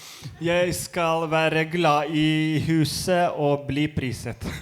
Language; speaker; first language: Norwegian; non-native, fluent; Lithuanian